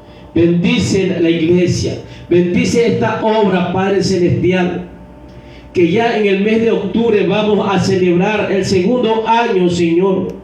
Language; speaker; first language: Spanish; native; Spanish